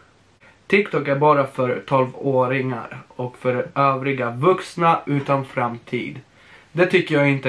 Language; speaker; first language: Swedish; non-native, fluent; Polish